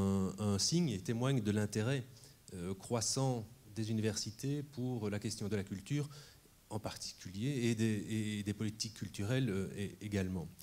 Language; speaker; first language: French; native; French